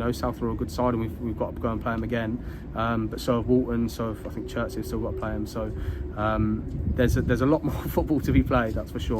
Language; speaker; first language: English; native; English